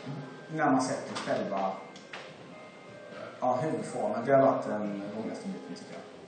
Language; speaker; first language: Swedish; native; Swedish